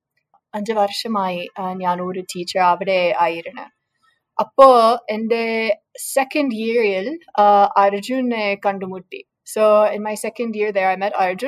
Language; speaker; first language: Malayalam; non-native, learner; English